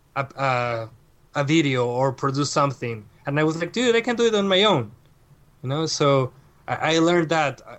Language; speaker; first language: English; non-native, fluent; Spanish